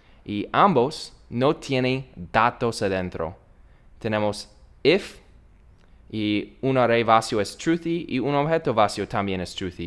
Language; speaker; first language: Spanish; non-native, learner; English